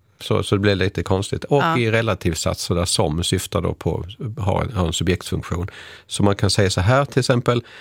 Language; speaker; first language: Swedish; native; Swedish